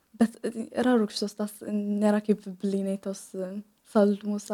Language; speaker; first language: Lithuanian; non-native, learner; Tigrinya